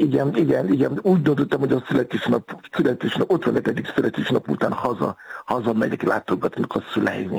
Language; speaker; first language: Hungarian; non-native, fluent; Yoruba